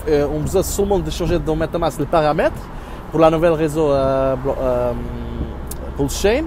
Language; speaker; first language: French; non-native, learner; Portuguese